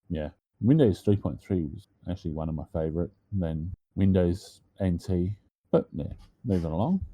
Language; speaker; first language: English; native; English